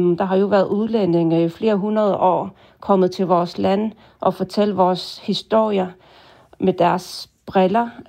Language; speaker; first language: Danish; non-native, local second language; Kalaallisut